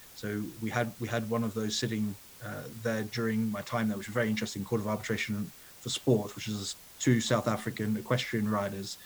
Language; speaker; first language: English; native; English